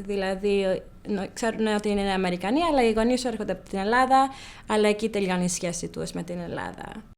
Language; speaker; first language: Greek; early bilingual, heritage; Greek